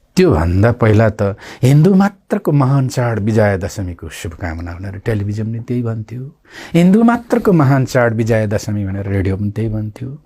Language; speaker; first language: Nepali; non-native, local second language; Limbu